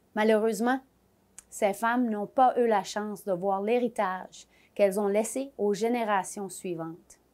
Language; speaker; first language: French; native; French